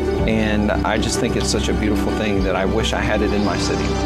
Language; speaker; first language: English; native; English